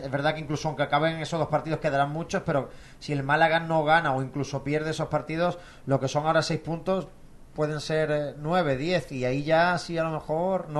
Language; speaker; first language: Spanish; native; Spanish